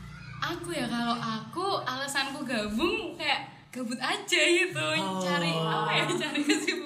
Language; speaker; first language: Indonesian; native; Indonesian